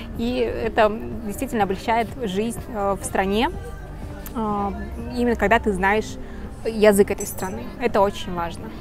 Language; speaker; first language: Russian; native; Russian